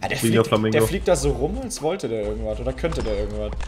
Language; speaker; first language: German; native; German